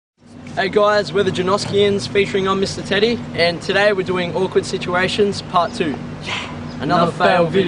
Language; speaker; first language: English; native; English